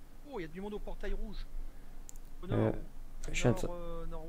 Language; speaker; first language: French; native; French